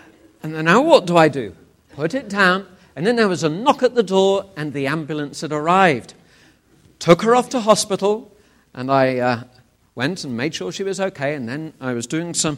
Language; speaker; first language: English; native; English